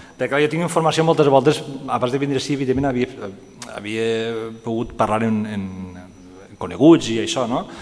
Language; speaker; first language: Catalan; native; Catalan